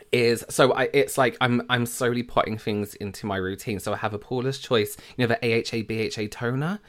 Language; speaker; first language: English; native; English